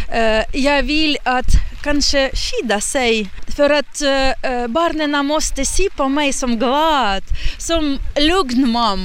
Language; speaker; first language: Swedish; non-native, learner; Ukrainian